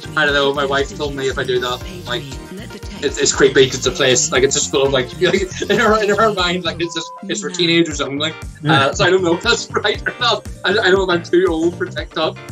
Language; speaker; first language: English; native; English